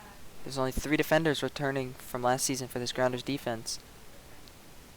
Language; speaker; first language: English; native; English